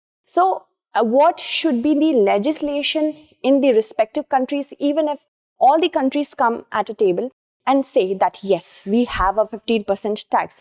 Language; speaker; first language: English; non-native, local second language; Hindi